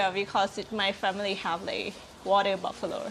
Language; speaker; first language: English; non-native, learner; Thai